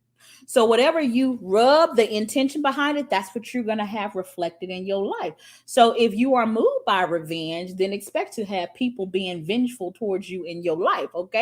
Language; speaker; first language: English; native; English